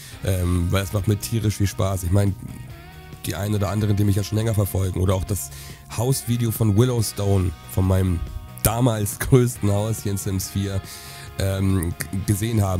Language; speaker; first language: German; native; German